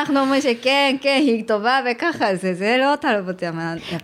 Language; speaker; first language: Hebrew; non-native, learner; Japanese